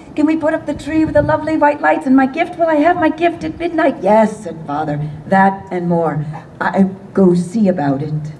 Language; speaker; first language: English; native; English